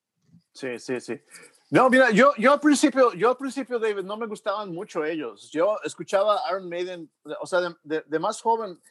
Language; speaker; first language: Spanish; early bilingual, heritage; Spanish